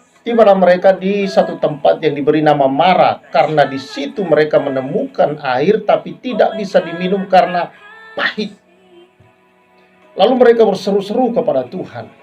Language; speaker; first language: Indonesian; native; Indonesian